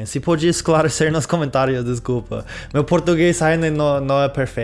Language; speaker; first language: Portuguese; non-native, fluent; English